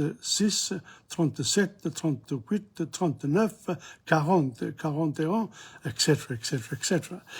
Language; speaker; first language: French; non-native, fluent; English